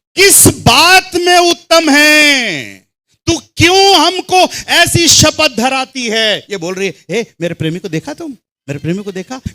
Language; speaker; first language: Hindi; non-native, local second language; Telugu